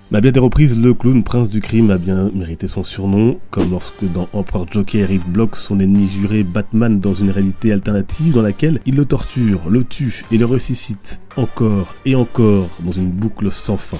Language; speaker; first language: French; native; French